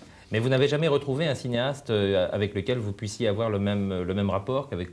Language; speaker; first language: French; native; French